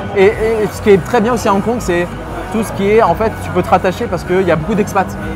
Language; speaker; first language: French; native; French